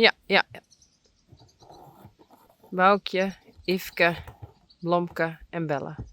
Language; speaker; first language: Dutch; native; Dutch